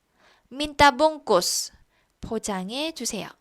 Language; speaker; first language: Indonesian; non-native, fluent; Korean